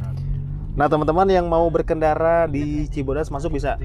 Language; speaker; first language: Indonesian; native; Indonesian